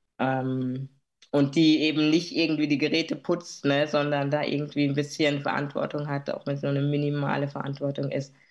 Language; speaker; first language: German; native; German